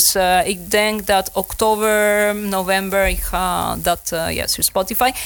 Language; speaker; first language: Dutch; non-native, learner; Spanish